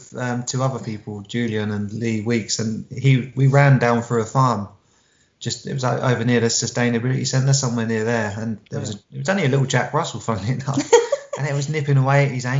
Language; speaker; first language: English; native; English